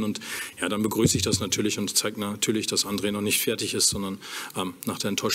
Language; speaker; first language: German; native; German